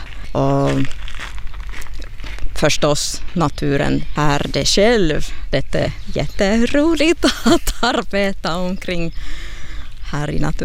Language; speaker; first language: Swedish; non-native, local second language; Finnish